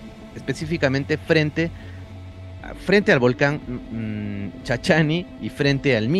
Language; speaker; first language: Spanish; native; Spanish